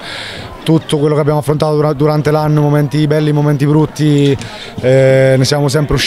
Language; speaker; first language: Italian; native; Italian